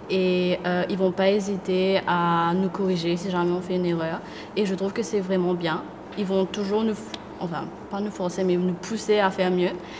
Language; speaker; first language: French; non-native, local second language; Morisyen